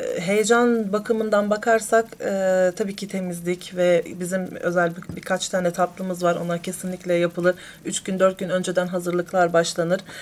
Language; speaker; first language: Turkish; early bilingual, other home language; Arabic